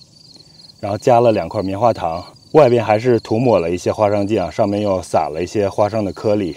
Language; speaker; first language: Chinese; native; Chinese